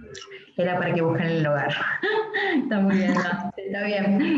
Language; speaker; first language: Spanish; native; Spanish